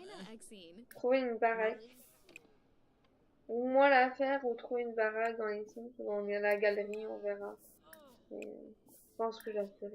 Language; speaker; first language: French; native; French